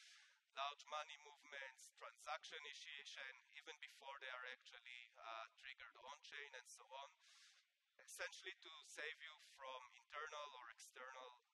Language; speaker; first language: English; non-native, fluent; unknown